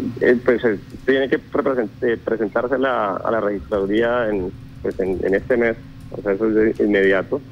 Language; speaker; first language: Spanish; native; Spanish